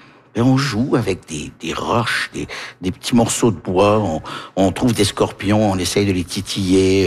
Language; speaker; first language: French; early bilingual, other home language; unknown